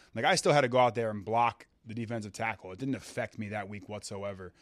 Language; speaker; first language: English; native; English